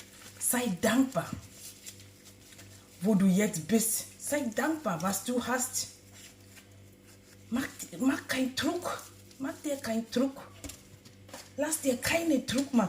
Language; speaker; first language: German; non-native, learner; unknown